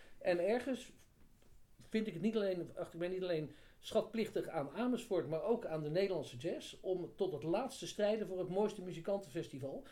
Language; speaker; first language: Dutch; native; Dutch